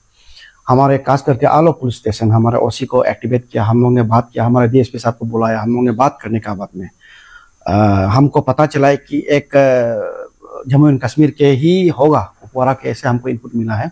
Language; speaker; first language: Hindi; non-native, local second language; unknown